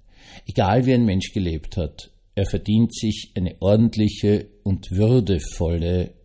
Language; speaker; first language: German; native; German